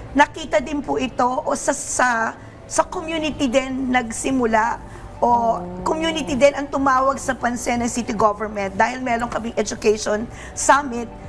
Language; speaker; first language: Filipino; native; Filipino